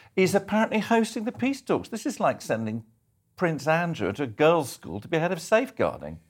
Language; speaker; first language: English; native; English